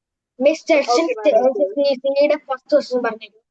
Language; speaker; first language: Malayalam; native; Malayalam